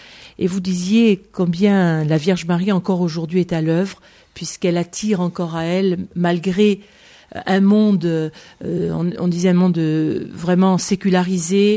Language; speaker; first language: French; native; French